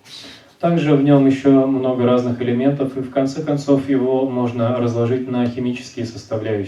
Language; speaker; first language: Russian; native; Russian